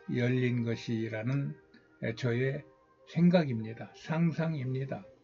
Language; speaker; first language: Korean; native; Korean